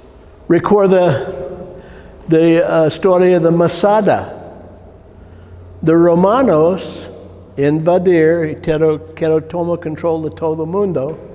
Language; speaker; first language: Spanish; non-native, learner; English